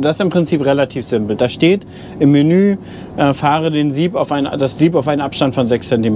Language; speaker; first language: German; native; German